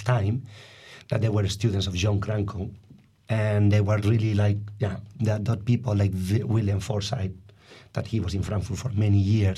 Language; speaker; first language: English; non-native, fluent; Spanish